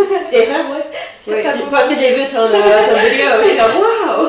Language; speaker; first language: French; non-native, fluent; English